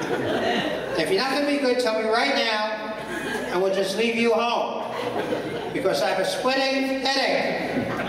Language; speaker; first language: English; native; English